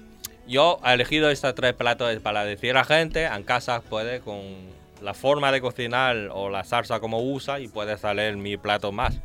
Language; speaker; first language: Spanish; non-native, learner; Chinese